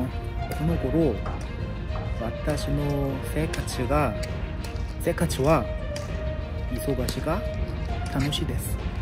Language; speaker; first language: Japanese; non-native, learner; Korean